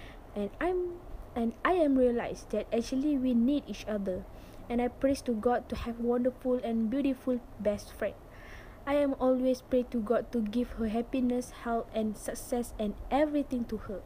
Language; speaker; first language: English; non-native, local second language; Malay